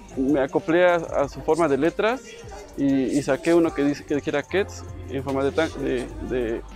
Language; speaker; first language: Spanish; native; Spanish